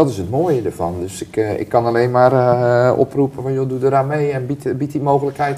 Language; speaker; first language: Dutch; native; Dutch